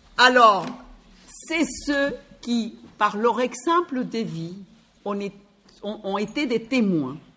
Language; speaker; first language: French; non-native, fluent; Spanish